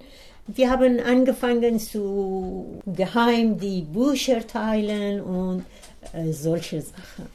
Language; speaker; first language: German; non-native, learner; Persian